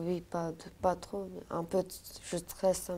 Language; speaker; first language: French; non-native, learner; Urdu